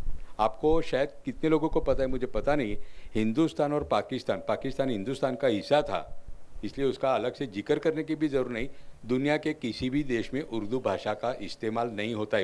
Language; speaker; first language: Hindi; non-native, local second language; Marathi